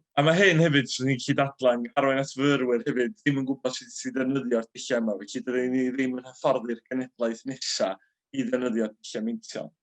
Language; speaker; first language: Welsh; native; Welsh